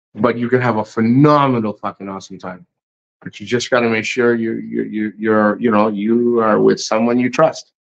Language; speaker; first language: English; native; English